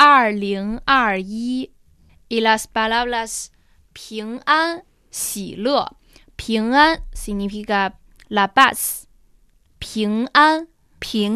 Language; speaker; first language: Spanish; non-native, fluent; Chinese